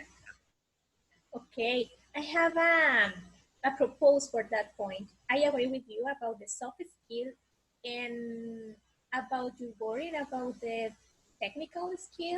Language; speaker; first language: English; non-native, learner; Spanish